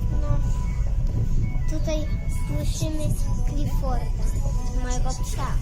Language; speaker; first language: Polish; native; Polish